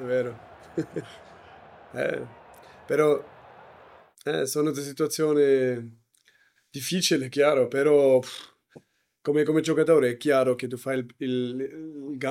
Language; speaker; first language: Italian; non-native, learner; German